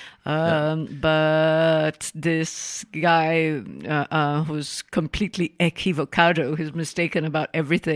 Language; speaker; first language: English; non-native, fluent; Portuguese